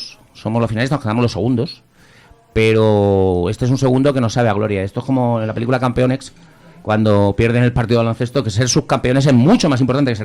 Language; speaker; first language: Spanish; native; Spanish